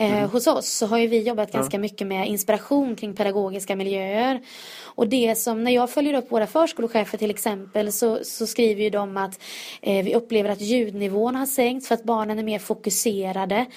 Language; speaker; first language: Swedish; native; Swedish